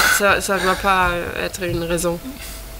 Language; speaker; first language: French; non-native, fluent; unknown